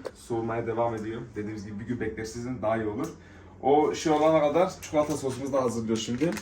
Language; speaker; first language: Turkish; early bilingual, heritage; Turkish